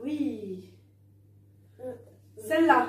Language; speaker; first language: French; native; French